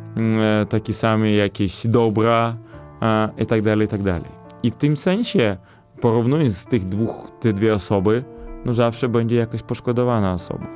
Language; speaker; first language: Polish; non-native, fluent; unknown